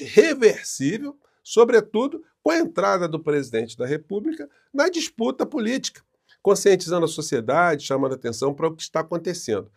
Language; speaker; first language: Portuguese; native; Portuguese